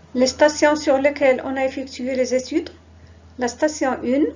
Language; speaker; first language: French; non-native, local second language; Arabic